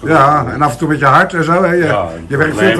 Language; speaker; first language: Dutch; native; Dutch